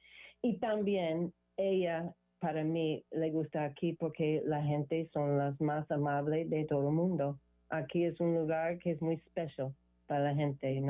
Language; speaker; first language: Spanish; non-native, learner; English